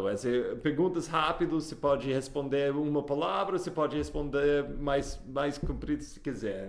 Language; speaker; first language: Portuguese; non-native, fluent; English